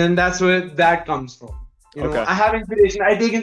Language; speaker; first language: English; non-native, local second language; Hindi